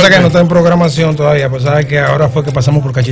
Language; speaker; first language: Spanish; native; Spanish